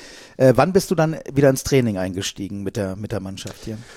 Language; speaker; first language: German; native; German